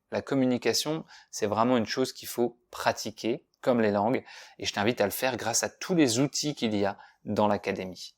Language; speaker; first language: French; native; French